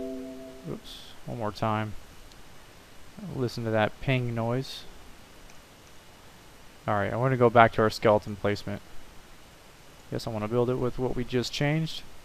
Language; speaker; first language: English; native; English